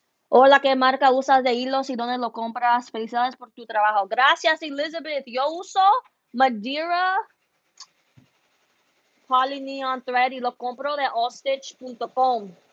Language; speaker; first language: Spanish; early bilingual, heritage; Spanish